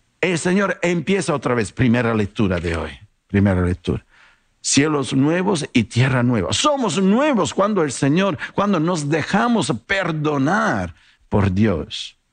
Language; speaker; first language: Spanish; non-native, fluent; Italian